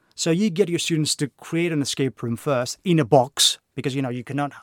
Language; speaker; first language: English; non-native, fluent; Greek